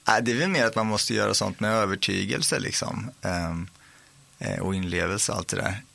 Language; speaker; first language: Swedish; native; Swedish